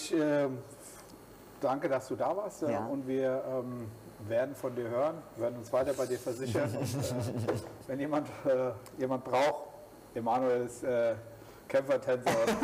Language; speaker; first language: German; native; German